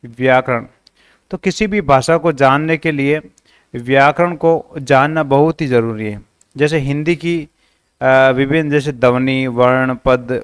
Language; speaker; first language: Hindi; native; Hindi